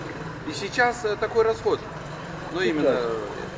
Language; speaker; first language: Russian; native; Russian